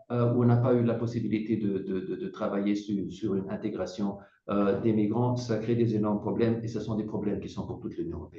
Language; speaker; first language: French; non-native, fluent; German